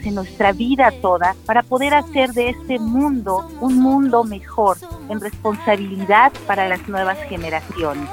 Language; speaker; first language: Spanish; native; Spanish